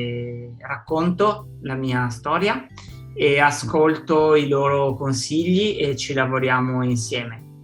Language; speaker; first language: Italian; non-native, fluent; Spanish